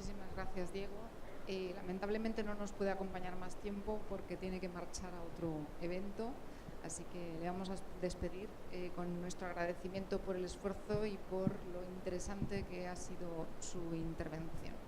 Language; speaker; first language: Spanish; native; Spanish